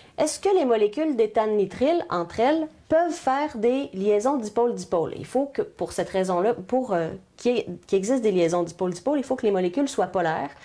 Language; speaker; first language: French; native; French